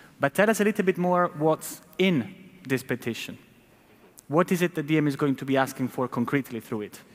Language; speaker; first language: English; non-native, fluent; Italian